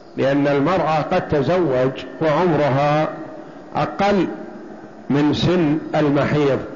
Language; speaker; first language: Arabic; native; Arabic